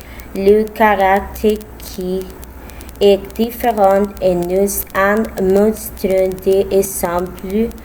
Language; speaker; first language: French; non-native, learner; Spanish